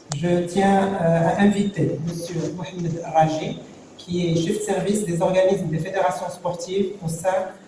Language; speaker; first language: French; non-native, local second language; Arabic